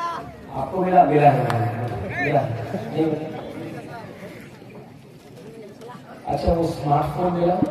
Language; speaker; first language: Hindi; non-native, local second language; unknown